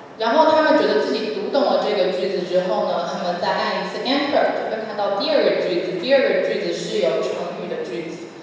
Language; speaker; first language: Chinese; native; Chinese